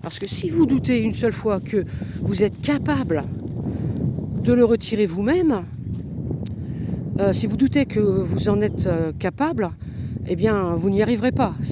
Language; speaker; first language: French; native; French